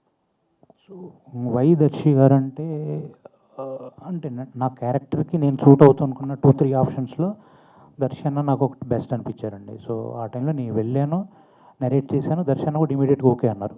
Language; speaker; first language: Telugu; native; Telugu